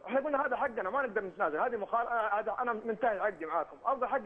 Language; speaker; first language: Arabic; native; Arabic